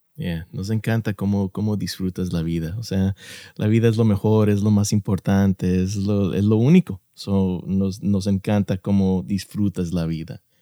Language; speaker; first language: Spanish; early bilingual, heritage; Spanish